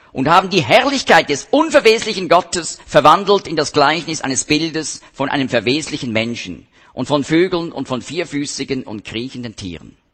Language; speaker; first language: German; native; German